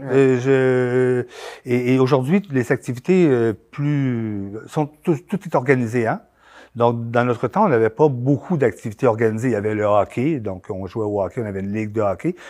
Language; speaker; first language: French; native; French